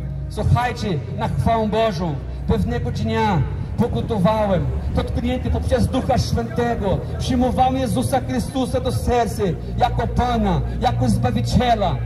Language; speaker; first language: Polish; non-native, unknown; Portuguese